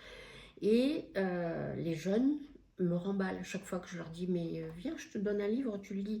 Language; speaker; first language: French; native; French